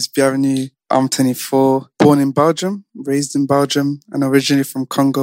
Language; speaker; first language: English; non-native, fluent; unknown